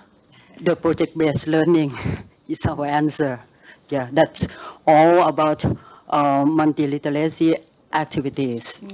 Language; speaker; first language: English; non-native, learner; Thai